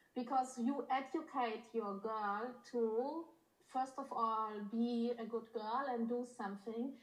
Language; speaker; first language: English; early bilingual, other home language; Polish